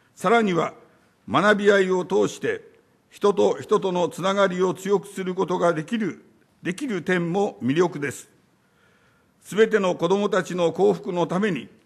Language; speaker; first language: Japanese; native; Japanese